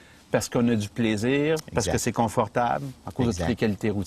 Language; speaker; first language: French; native; French